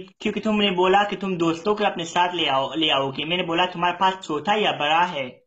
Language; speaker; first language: Hindi; non-native, learner; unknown